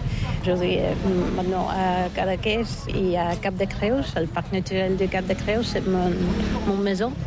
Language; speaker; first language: French; non-native, learner; Bulgarian